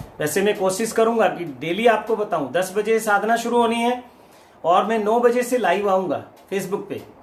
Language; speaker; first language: Hindi; native; Hindi